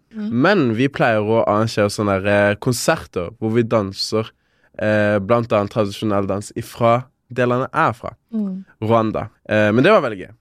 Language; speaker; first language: Norwegian; early bilingual, other home language; Kinyarwanda